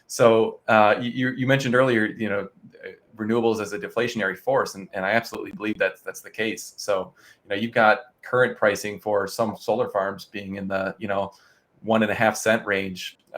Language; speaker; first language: English; native; English